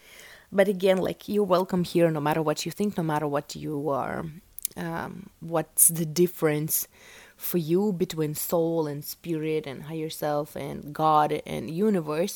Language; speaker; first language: English; non-native, fluent; Russian